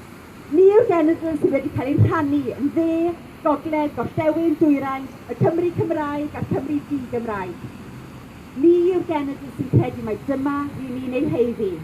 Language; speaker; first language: Welsh; native; Welsh